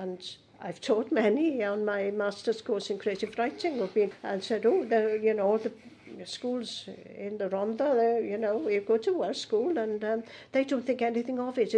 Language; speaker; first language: English; native; English